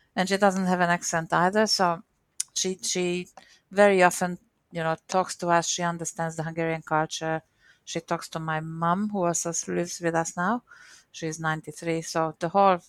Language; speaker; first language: English; non-native, fluent; Hungarian